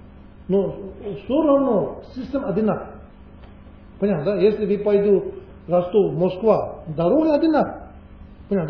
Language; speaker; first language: Russian; non-native, learner; Tibetan